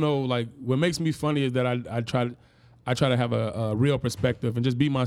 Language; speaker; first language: English; native; English